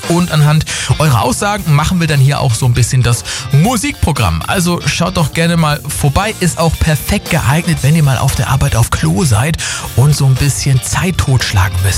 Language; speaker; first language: German; native; German